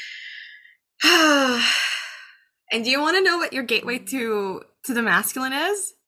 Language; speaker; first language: English; non-native, fluent; Arabic